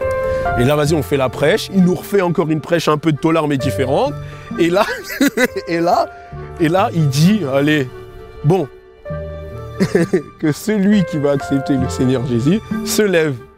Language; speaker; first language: French; native; French